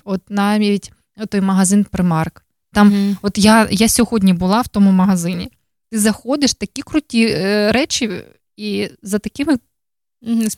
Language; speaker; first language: Ukrainian; native; Ukrainian